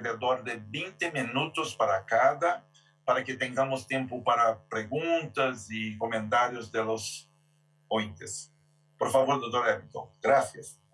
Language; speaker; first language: Spanish; non-native, fluent; Portuguese